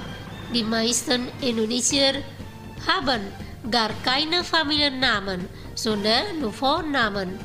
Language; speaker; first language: German; non-native, fluent; Indonesian